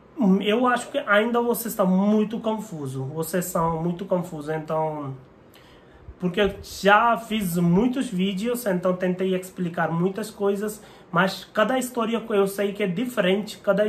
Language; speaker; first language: Portuguese; non-native, learner; Hindi